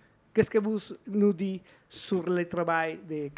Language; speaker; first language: French; non-native, fluent; Spanish